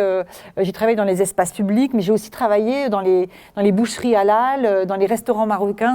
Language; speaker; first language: French; native; French